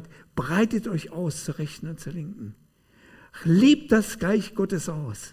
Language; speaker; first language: German; native; German